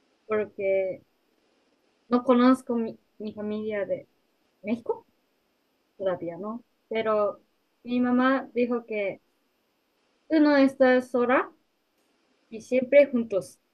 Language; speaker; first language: Spanish; non-native, learner; Japanese